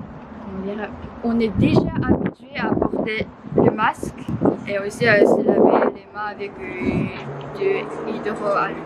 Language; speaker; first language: French; non-native, fluent; Japanese